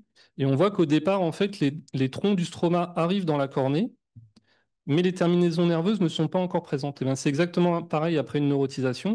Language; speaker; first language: French; native; French